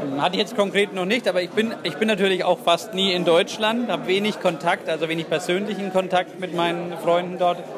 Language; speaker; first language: German; native; German